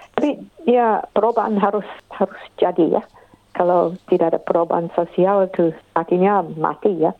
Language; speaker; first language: Indonesian; non-native, fluent; English